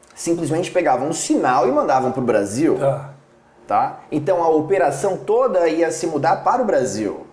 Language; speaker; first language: Portuguese; non-native, fluent; English